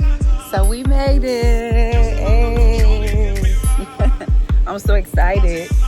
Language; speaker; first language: English; native; English